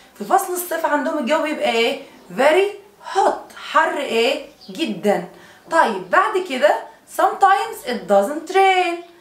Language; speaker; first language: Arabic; native; Arabic